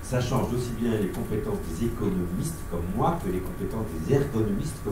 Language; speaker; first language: French; native; French